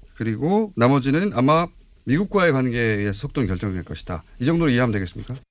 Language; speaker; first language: Korean; native; Korean